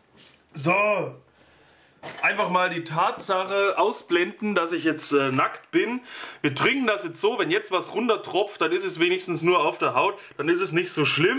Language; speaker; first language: German; native; German